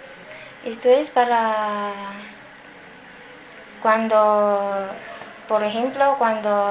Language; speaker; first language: Spanish; non-native, learner; Filipino